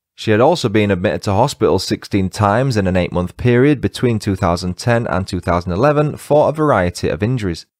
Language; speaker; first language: English; native; English